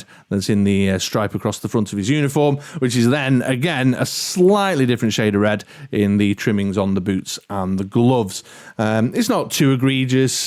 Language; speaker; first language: English; native; English